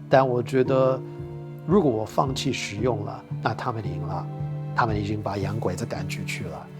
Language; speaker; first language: Chinese; non-native, fluent; English